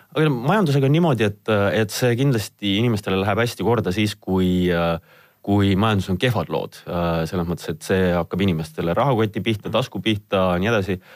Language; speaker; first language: Estonian; native; Estonian